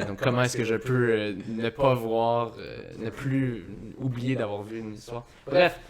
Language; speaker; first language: French; native; French